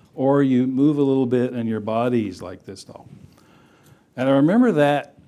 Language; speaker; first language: English; native; English